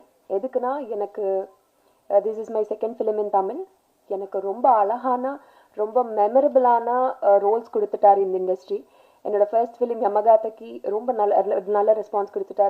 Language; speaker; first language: Tamil; non-native, learner; Telugu